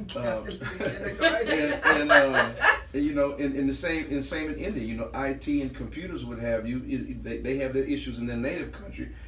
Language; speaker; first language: English; native; English